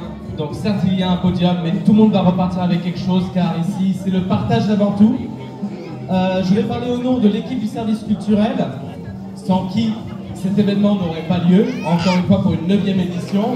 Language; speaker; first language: French; native; French